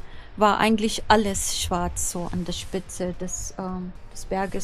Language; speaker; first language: German; non-native, fluent; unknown